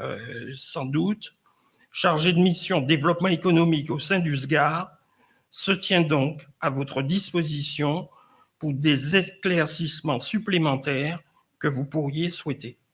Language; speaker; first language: French; native; French